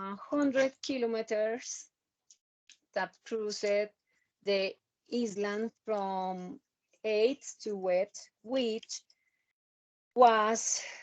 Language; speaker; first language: English; non-native, learner; Spanish